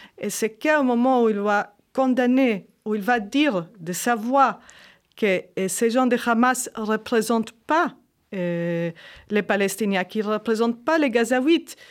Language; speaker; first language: French; non-native, fluent; Hebrew